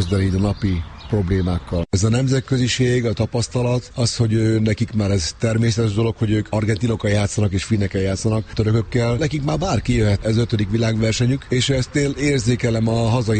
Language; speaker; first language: Hungarian; native; Hungarian